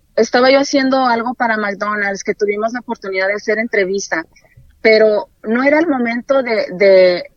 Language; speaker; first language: Spanish; native; Spanish